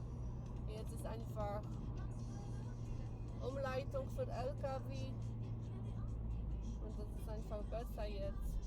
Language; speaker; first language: German; non-native, learner; Polish